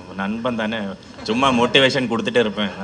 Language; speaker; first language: Tamil; non-native, learner; Malayalam